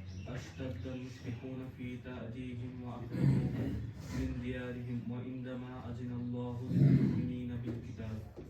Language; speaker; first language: Arabic; non-native, learner; Urdu